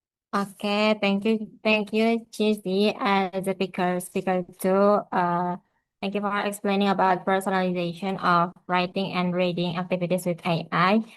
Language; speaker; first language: English; non-native, learner; Indonesian